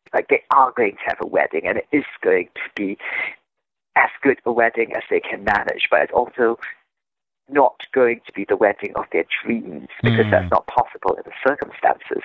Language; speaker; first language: English; native; English